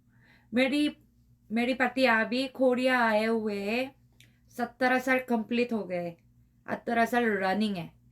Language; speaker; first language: Hindi; non-native, learner; Korean